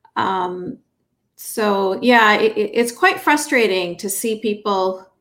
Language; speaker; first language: English; native; English